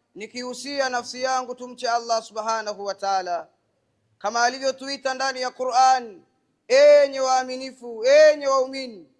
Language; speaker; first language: Swahili; non-native, local second language; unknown